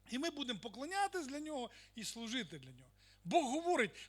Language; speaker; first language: Ukrainian; non-native, local second language; Russian